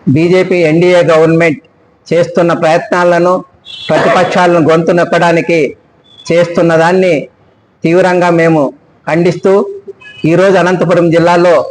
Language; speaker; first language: Telugu; native; Telugu